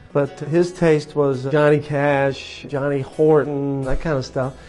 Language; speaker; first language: English; native; English